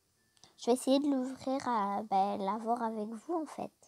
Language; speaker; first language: French; native; French